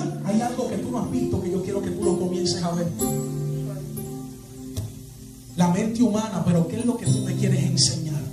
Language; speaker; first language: Spanish; native; Spanish